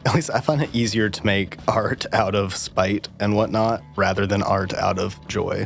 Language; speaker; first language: English; native; English